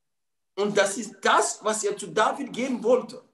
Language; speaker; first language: German; non-native, fluent; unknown